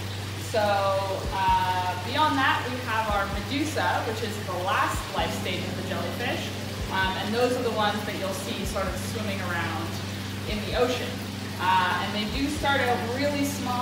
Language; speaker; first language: English; native; English